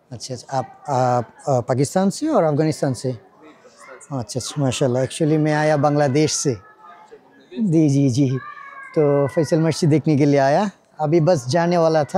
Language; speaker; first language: Hindi; non-native, learner; Bangla